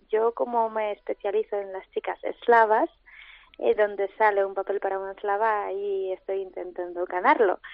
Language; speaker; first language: Spanish; non-native, fluent; Polish